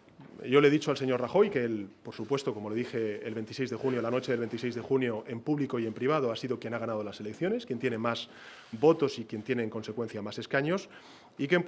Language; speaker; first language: Spanish; native; Spanish